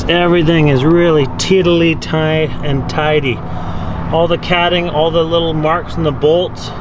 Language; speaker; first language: English; native; English